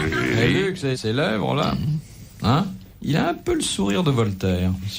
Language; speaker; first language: French; native; French